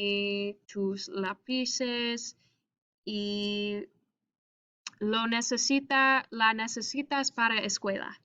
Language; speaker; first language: Spanish; non-native, fluent; English